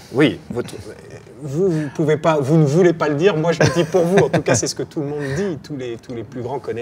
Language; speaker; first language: French; native; French